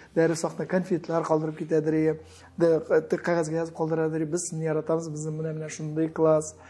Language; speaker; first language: Tatar; early bilingual, heritage; Tatar